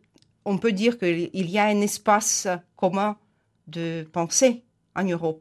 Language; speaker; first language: French; non-native, fluent; Ukrainian